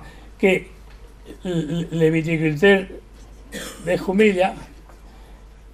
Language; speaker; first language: French; non-native, learner; Spanish